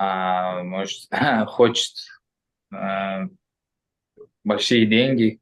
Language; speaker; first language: Russian; non-native, local second language; Uzbek